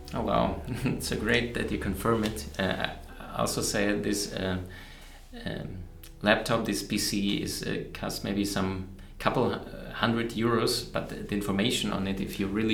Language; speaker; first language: English; non-native, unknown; German